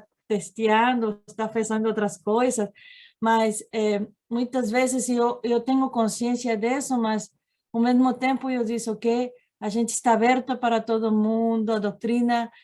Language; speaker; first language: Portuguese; non-native, learner; Spanish